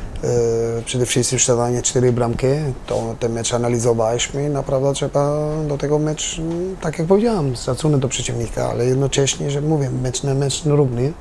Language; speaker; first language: Polish; non-native, learner; Albanian